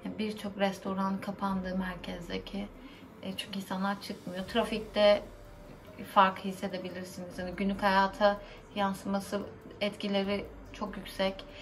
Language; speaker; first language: Turkish; native; Turkish